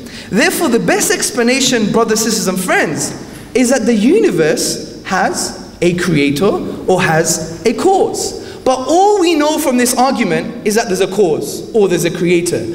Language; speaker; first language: English; native; English